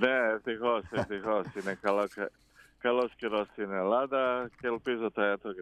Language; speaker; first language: Greek; non-native, fluent; Croatian